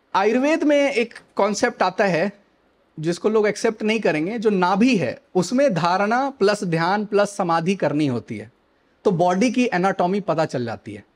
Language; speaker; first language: Hindi; native; Hindi